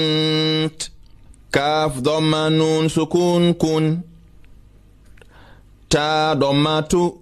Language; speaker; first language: Arabic; non-native, fluent; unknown